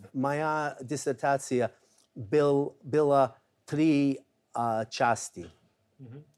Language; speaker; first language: Russian; non-native, learner; English